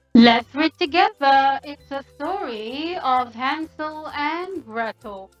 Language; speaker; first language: English; non-native, local second language; Malay